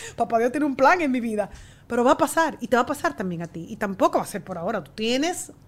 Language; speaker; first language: Spanish; native; Spanish